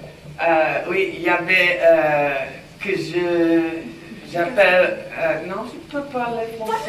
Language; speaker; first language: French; non-native, learner; English